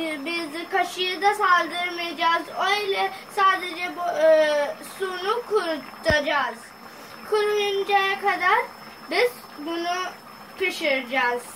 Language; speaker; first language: Turkish; non-native, learner; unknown